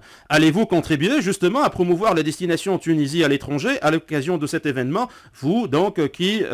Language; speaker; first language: French; non-native, local second language; Arabic